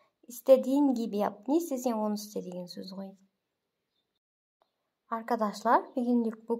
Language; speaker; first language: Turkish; non-native, fluent; Kazakh